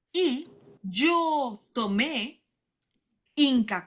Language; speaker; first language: Spanish; non-native, learner; English